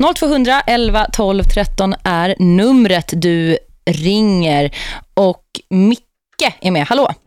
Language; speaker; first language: Swedish; native; Swedish